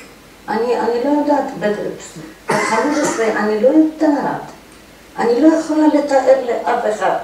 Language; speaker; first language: Hebrew; non-native, fluent; Polish